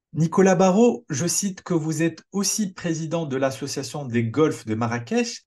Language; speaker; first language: French; non-native, local second language; Arabic